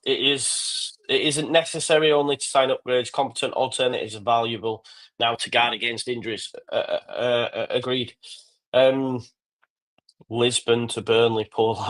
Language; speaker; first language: English; native; English